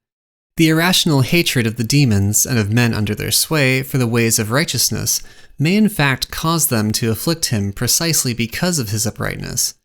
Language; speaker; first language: English; native; English